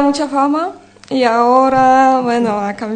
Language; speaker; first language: Spanish; non-native, fluent; Polish